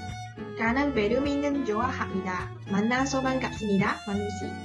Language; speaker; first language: Korean; non-native, learner; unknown